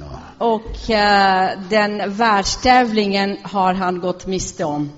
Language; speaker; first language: Swedish; non-native, fluent; Arabic